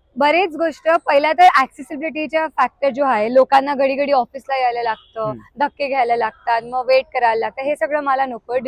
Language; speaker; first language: Marathi; non-native, local second language; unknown